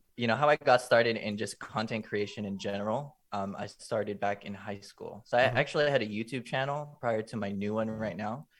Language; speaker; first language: English; native; English